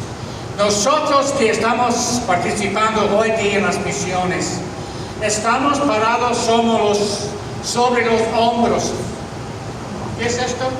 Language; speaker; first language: Spanish; non-native, fluent; English